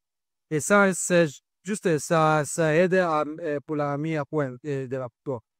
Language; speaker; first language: French; non-native, learner; Italian